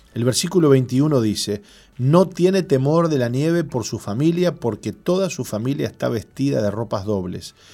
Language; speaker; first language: Spanish; native; Spanish